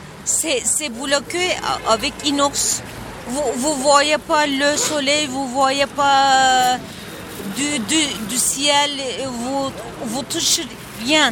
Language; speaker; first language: French; non-native, learner; Turkish